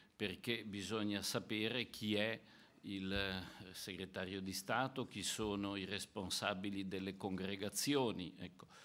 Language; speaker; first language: Italian; native; Italian